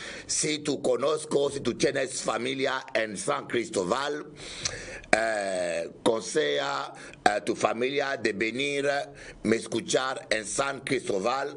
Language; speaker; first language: Spanish; non-native, learner; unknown